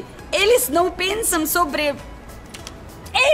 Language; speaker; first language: Portuguese; non-native, learner; Russian